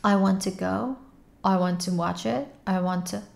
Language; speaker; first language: English; non-native, fluent; Persian